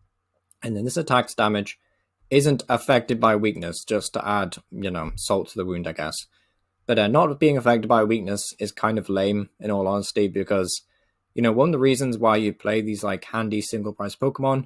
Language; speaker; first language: English; native; English